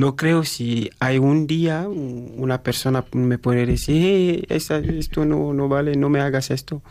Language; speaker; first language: Spanish; non-native, fluent; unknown